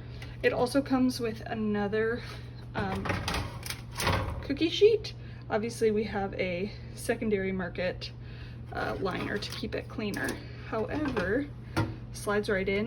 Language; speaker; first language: English; native; English